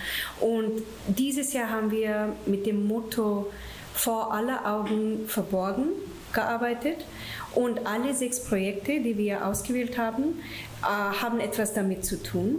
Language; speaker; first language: German; non-native, fluent; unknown